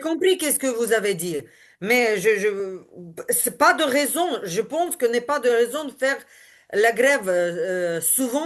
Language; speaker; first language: French; non-native, learner; Ukrainian